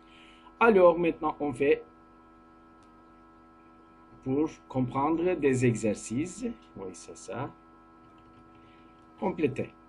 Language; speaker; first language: French; non-native, fluent; Turkish